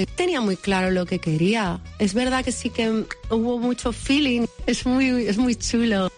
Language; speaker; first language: Spanish; native; Spanish